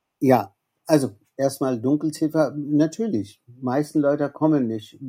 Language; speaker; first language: German; non-native, fluent; Bangla